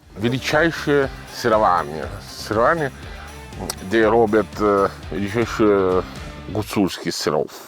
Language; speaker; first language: Ukrainian; non-native, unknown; Italian